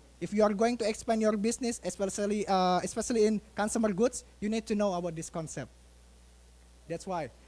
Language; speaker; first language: English; non-native, fluent; Indonesian